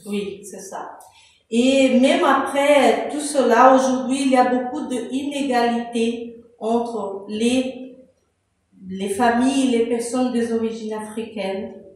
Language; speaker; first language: French; non-native, fluent; Portuguese